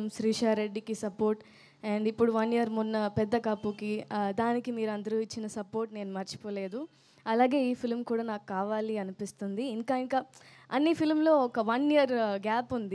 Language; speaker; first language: Telugu; non-native, fluent; Tamil